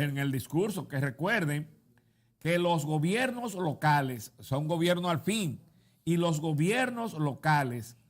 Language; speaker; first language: Spanish; native; Spanish